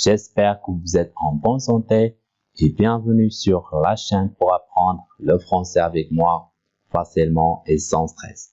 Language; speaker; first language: French; non-native, local second language; Arabic